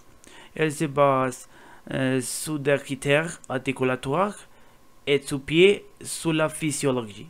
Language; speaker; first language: French; non-native, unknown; Spanish